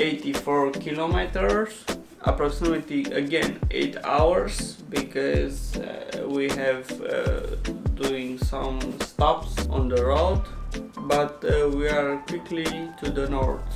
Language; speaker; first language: English; non-native, learner; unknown